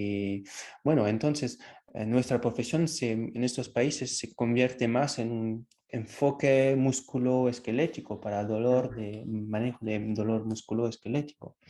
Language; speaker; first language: Spanish; non-native, fluent; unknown